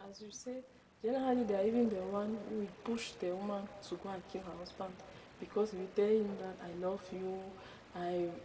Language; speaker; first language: English; non-native, local second language; French